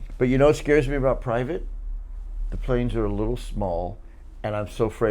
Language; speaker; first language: English; native; English